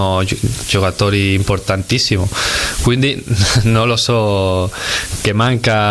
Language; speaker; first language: Italian; non-native, learner; Spanish